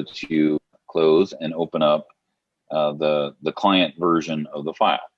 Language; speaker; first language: English; native; English